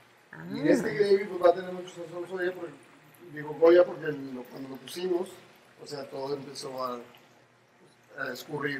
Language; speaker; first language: Spanish; native; Spanish